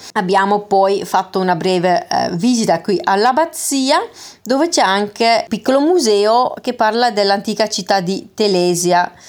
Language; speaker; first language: Italian; non-native, fluent; Dutch